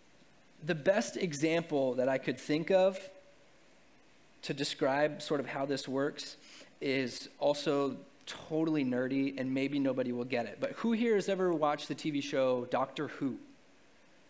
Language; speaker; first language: English; native; English